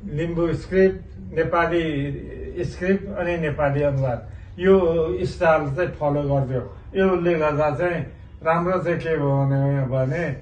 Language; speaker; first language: Nepali; non-native, local second language; Limbu